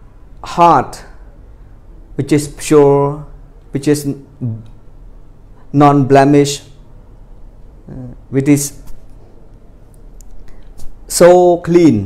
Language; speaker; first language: English; non-native, fluent; Khmer